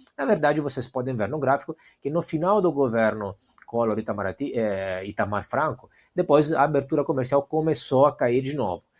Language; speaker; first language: Portuguese; non-native, fluent; Italian